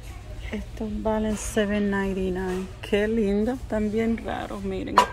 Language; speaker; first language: Spanish; early bilingual, heritage; Spanish